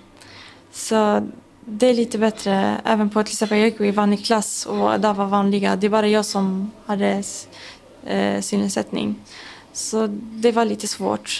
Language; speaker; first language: Swedish; non-native, local second language; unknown